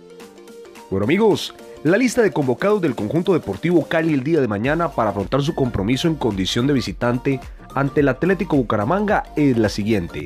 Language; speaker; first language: Spanish; native; Spanish